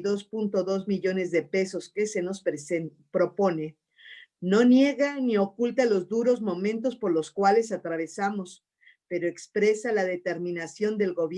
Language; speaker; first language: Spanish; native; Spanish